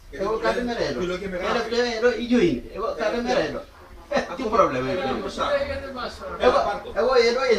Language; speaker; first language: Greek; non-native, learner; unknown